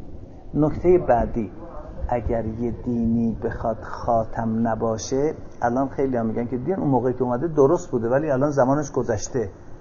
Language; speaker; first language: Persian; native; Persian